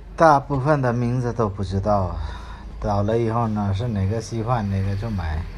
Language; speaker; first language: Chinese; non-native, fluent; Hindi